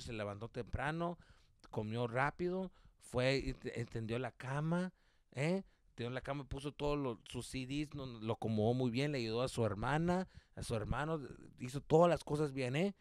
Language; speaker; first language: Spanish; early bilingual, heritage; Spanish